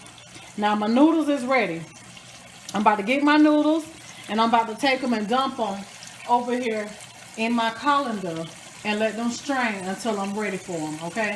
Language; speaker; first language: English; native; English